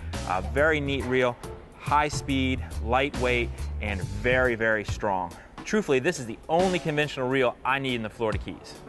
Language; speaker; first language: English; native; English